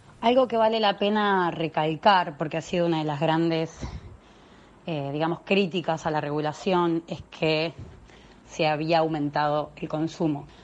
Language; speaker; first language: Spanish; native; Spanish